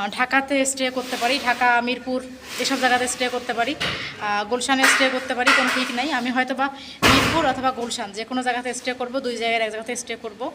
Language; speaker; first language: Bangla; native; Bangla